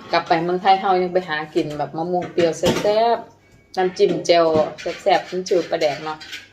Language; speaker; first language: Thai; native; Thai